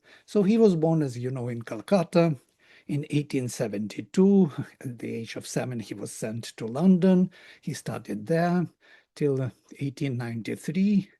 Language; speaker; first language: English; non-native, fluent; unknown